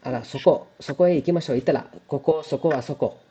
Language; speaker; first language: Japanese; non-native, fluent; Kannada